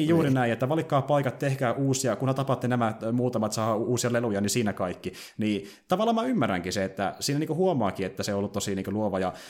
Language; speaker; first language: Finnish; native; Finnish